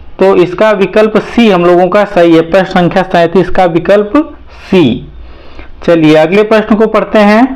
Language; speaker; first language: Hindi; native; Hindi